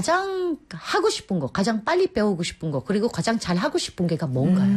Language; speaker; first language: Korean; native; Korean